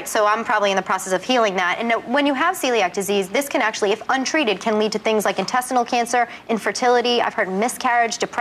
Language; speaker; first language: English; native; English